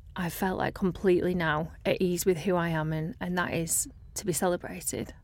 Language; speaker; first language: English; native; English